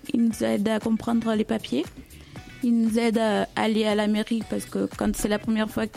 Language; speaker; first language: French; early bilingual, other home language; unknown